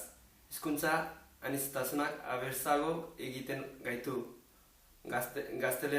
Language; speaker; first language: Basque; non-native, learner; Nepali